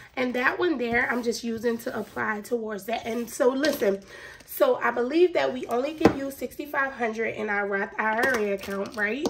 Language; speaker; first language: English; native; English